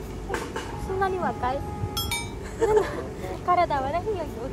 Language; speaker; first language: Japanese; non-native, learner; Burmese